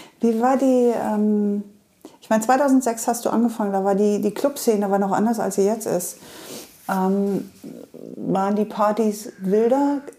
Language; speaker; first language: German; native; German